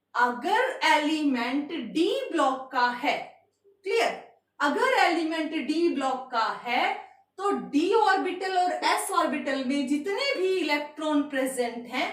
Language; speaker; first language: Hindi; native; Hindi